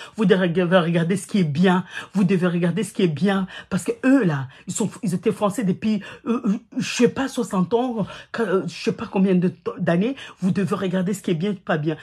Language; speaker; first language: French; non-native, local second language; Ngazidja Comorian